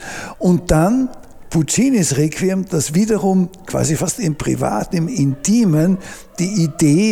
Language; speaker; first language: German; native; German